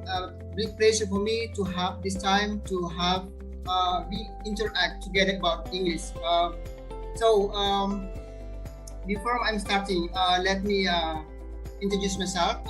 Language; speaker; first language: English; non-native, learner; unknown